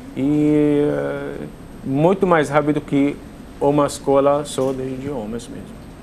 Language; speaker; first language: Portuguese; non-native, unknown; Arabic